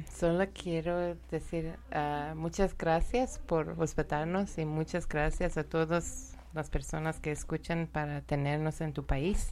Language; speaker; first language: Spanish; non-native, learner; Persian